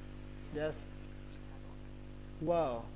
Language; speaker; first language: English; non-native, learner; Vietnamese